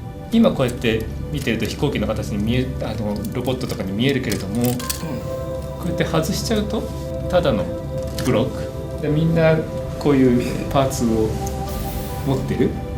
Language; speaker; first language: Japanese; native; Japanese